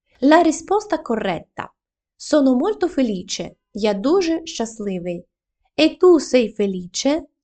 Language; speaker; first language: Italian; non-native, fluent; Ukrainian